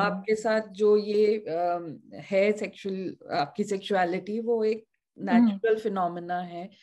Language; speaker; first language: Hindi; native; Hindi